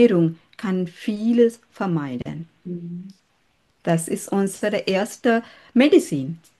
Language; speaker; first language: German; non-native, learner; Sinhala